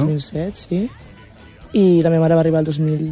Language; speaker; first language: Catalan; early bilingual, other home language; Wolof